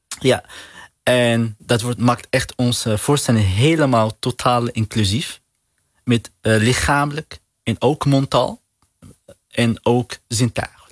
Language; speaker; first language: Dutch; non-native, learner; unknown